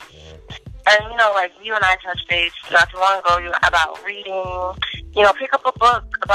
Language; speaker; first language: English; native; English